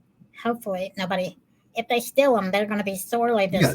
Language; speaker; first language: English; native; English